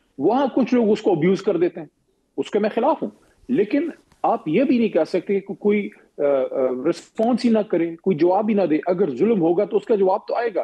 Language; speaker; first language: Urdu; non-native, local second language; Pashto